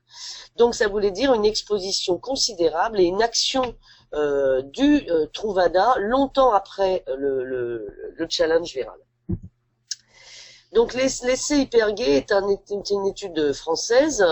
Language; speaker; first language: French; native; French